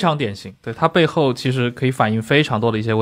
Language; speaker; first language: Chinese; native; Chinese